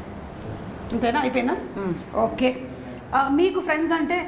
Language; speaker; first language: Telugu; native; Telugu